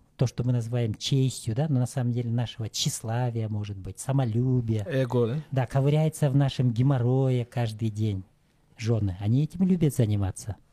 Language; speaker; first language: Russian; non-native, local second language; Kyrgyz